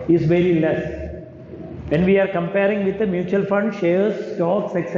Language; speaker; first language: English; non-native, local second language; Malayalam